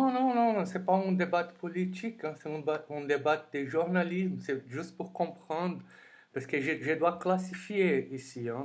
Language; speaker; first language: French; non-native, fluent; Portuguese